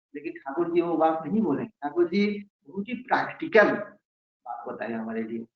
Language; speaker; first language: Hindi; non-native, local second language; Bangla